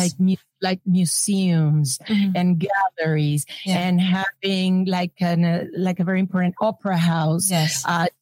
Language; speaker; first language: English; non-native, fluent; Spanish